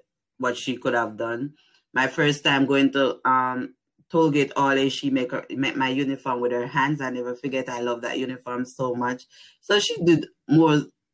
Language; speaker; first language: English; non-native, local second language; Jamaican Creole English